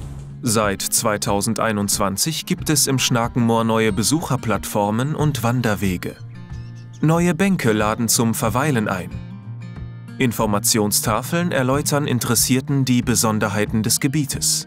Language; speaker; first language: German; native; German